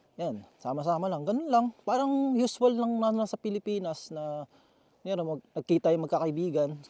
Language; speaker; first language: Filipino; native; Filipino